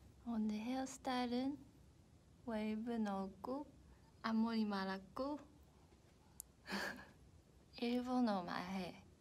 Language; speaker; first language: Korean; non-native, fluent; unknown